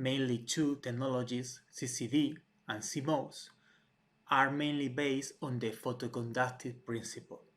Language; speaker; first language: English; non-native, fluent; Spanish